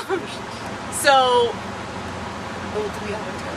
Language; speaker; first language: English; native; English